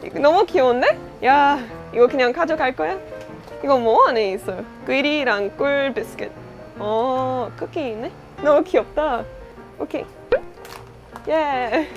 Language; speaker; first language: Korean; non-native, learner; English